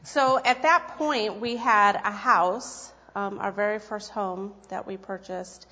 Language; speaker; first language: English; native; English